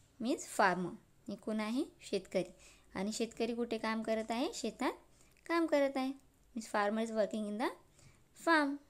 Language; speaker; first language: Marathi; non-native, local second language; Urdu